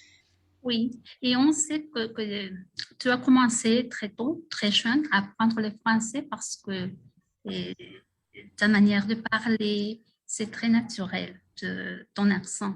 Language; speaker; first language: French; non-native, fluent; Spanish